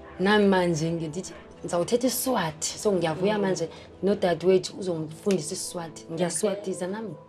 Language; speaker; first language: Zulu; non-native, local second language; Xhosa